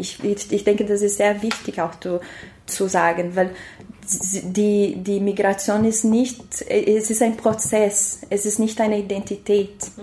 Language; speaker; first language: German; non-native, learner; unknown